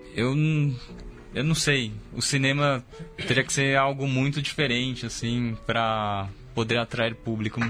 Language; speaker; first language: Portuguese; native; Portuguese